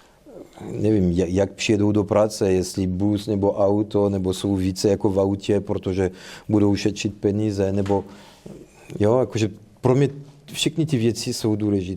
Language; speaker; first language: Czech; non-native, fluent; French